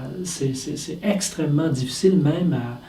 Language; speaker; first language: French; native; French